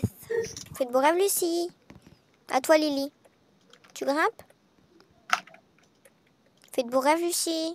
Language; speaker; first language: French; native; French